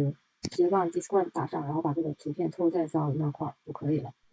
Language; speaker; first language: Chinese; native; Chinese